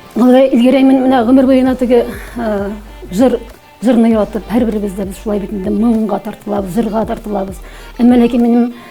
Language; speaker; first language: Tatar; native; Tatar